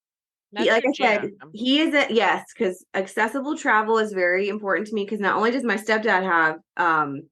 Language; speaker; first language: English; native; English